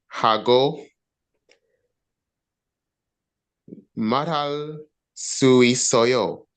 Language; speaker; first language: Korean; non-native, learner; English